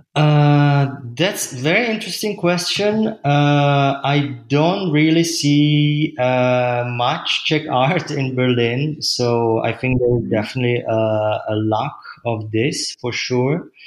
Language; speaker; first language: English; non-native, fluent; Czech